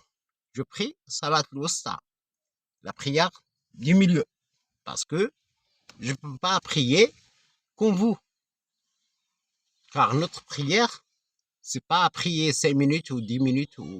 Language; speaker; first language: French; non-native, fluent; Arabic